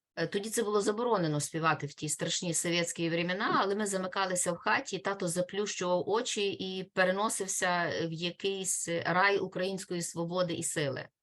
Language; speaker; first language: Ukrainian; native; Ukrainian